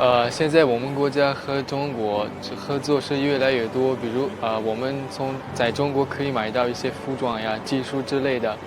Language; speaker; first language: Chinese; non-native, fluent; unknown